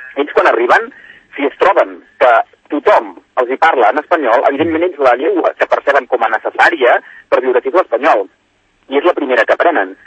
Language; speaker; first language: Catalan; native; Catalan